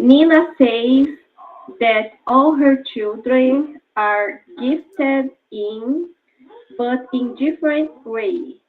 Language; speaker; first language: English; non-native, learner; Spanish